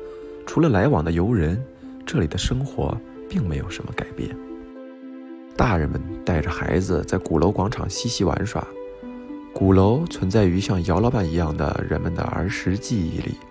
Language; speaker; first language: Chinese; native; Chinese